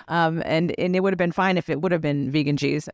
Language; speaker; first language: English; native; English